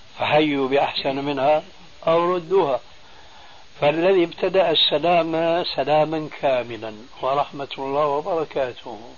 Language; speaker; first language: Arabic; early bilingual, other home language; Albanian